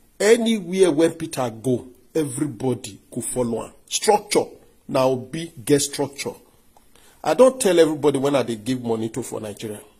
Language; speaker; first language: Nigerian Pidgin; non-native, local second language; Yoruba